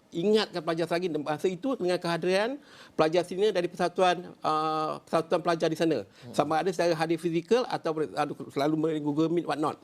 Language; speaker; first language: Malay; native; Malay